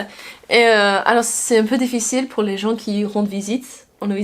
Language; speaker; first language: French; non-native, fluent; English